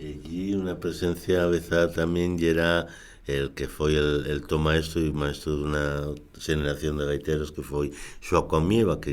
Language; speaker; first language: Spanish; native; Spanish